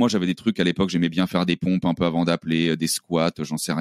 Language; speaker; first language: French; native; French